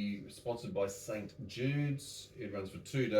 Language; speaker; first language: English; native; English